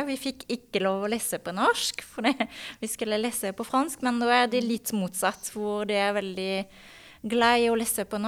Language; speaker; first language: Norwegian; non-native, fluent; French